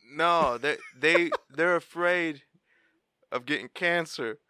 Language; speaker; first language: English; early bilingual, other home language; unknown